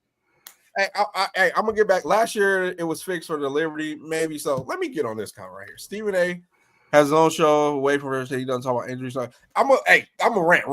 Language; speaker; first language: English; native; English